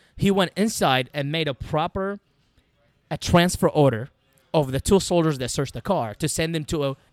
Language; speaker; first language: English; non-native, fluent; Arabic